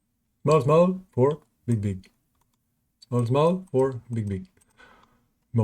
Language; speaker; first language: English; non-native, local second language; French